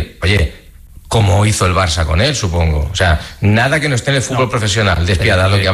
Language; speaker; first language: Spanish; native; Spanish